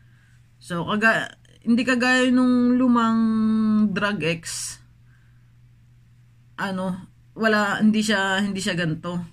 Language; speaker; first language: Filipino; native; Filipino